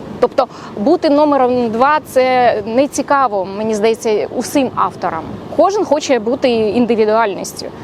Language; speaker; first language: Ukrainian; non-native, local second language; Russian